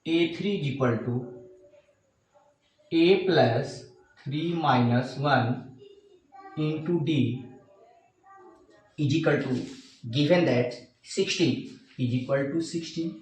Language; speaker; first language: English; non-native, local second language; Hindi